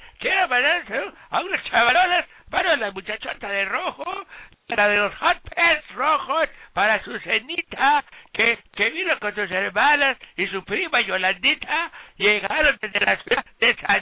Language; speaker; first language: Spanish; native; Spanish